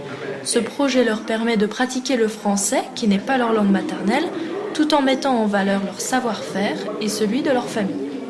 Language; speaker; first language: French; native; French